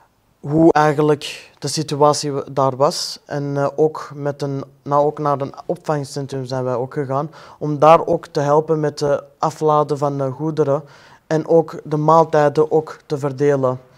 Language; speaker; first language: Dutch; non-native, fluent; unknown